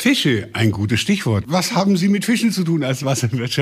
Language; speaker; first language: German; native; German